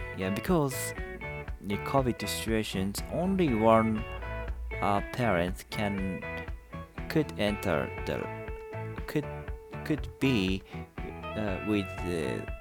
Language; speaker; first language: English; non-native, learner; Japanese